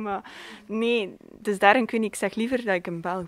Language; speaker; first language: Dutch; native; Dutch